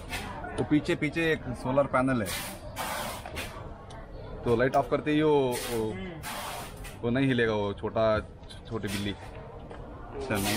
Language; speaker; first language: Hindi; non-native, local second language; Kannada